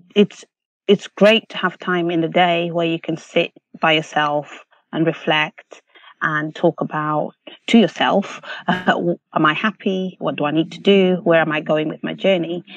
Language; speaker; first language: English; non-native, local second language; Nyanja